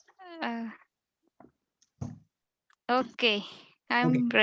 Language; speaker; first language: English; non-native, learner; Spanish